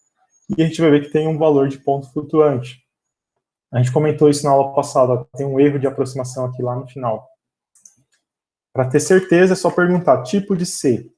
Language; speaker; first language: Portuguese; native; Portuguese